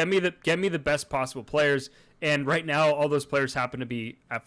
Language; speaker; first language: English; native; English